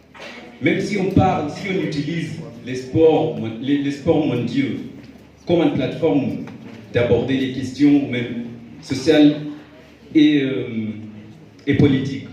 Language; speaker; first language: French; non-native, fluent; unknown